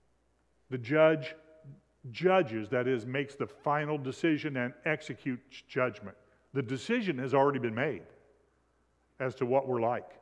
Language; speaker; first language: English; native; English